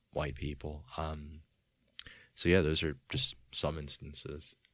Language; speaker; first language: English; early bilingual, other home language; Spanish